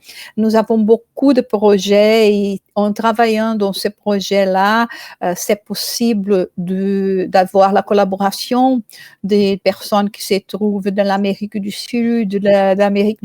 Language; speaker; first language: French; non-native, fluent; Portuguese